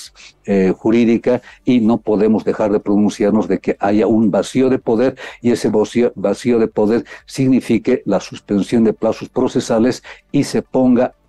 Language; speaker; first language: Spanish; native; Spanish